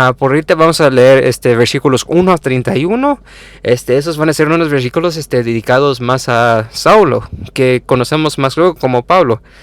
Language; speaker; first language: Spanish; early bilingual, heritage; Spanish